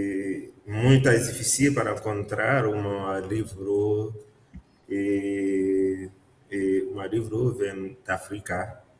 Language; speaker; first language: Portuguese; non-native, learner; Haitian Creole